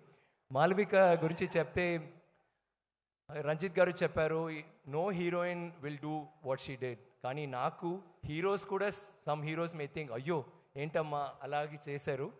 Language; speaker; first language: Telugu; non-native, learner; Tamil